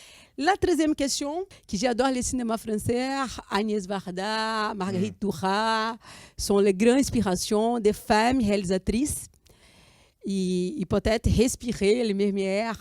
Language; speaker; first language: French; non-native, fluent; Portuguese